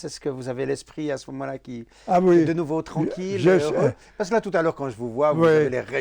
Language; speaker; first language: French; native; French